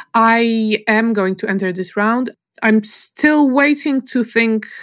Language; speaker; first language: English; non-native, fluent; Polish